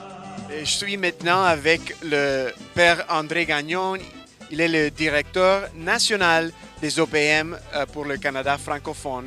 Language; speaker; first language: French; non-native, fluent; English